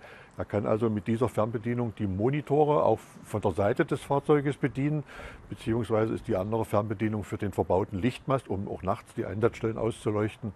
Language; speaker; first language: German; native; German